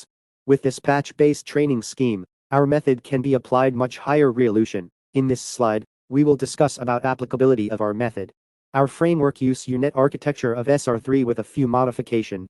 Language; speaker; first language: English; non-native, fluent; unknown